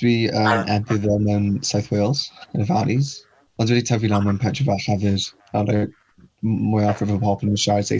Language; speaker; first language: Welsh; non-native, local second language; English